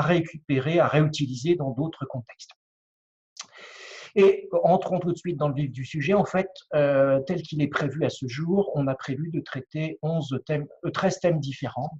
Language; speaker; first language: French; native; French